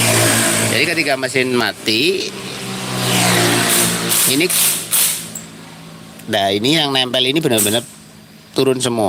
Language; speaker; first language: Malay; non-native, local second language; Javanese